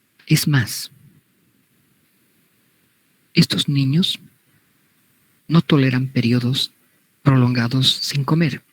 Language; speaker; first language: Spanish; native; Spanish